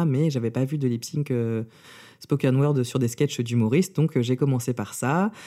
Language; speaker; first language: French; early bilingual, other home language; Russian